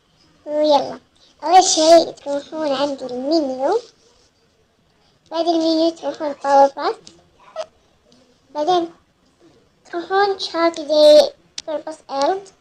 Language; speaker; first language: Arabic; native; Arabic